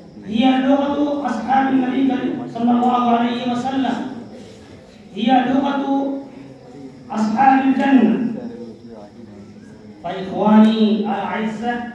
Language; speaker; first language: Arabic; non-native, fluent; Urdu